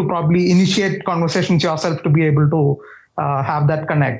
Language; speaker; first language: English; non-native, local second language; Malayalam